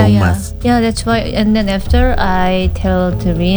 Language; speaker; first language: English; non-native, learner; Korean